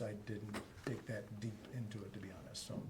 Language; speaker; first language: English; native; English